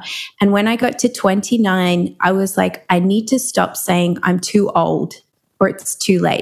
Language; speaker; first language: English; native; English